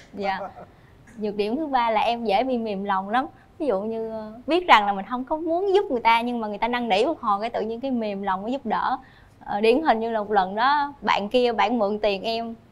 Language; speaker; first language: Vietnamese; native; Vietnamese